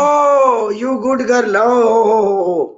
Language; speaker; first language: English; non-native, learner; Punjabi